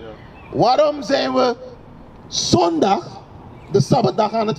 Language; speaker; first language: Dutch; non-native, learner; English